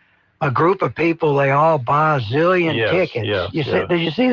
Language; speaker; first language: English; native; English